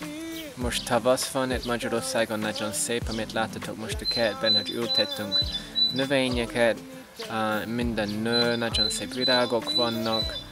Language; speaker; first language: Hungarian; non-native, fluent; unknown